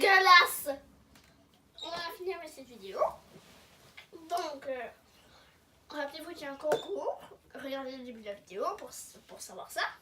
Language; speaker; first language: French; native; French